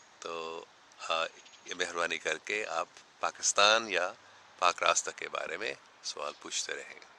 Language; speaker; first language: Urdu; non-native, fluent; English